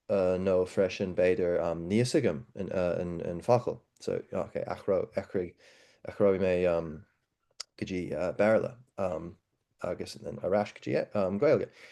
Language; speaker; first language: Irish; non-native, learner; English